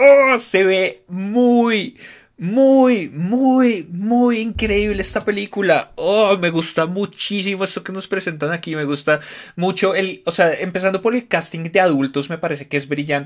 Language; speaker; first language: Spanish; native; Spanish